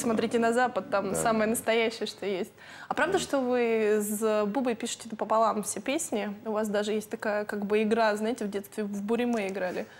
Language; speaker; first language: Russian; native; Russian